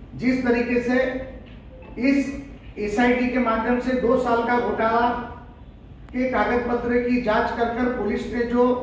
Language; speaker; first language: Hindi; non-native, local second language; Marathi